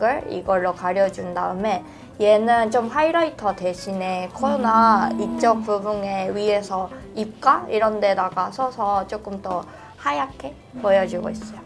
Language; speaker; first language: Korean; non-native, fluent; Japanese